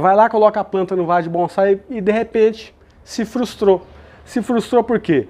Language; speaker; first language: Portuguese; native; Portuguese